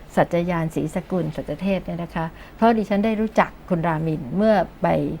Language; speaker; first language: Thai; native; Thai